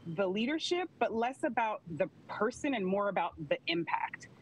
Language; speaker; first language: English; native; English